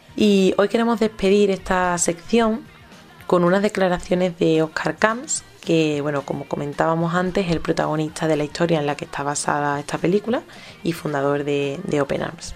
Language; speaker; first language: Spanish; native; Spanish